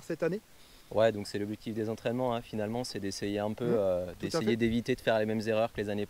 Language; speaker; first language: French; native; French